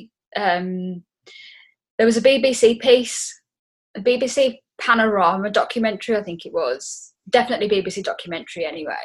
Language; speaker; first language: English; native; English